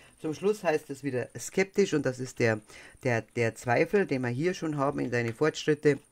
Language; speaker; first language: German; native; German